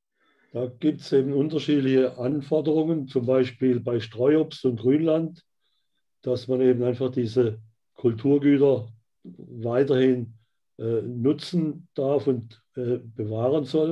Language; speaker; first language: German; native; German